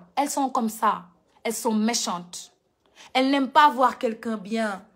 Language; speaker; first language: French; non-native, local second language; Wolof